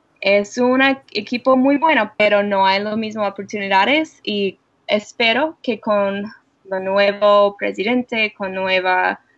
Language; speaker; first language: Spanish; non-native, learner; English